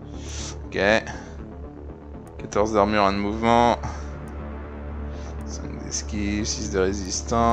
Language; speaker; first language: French; native; French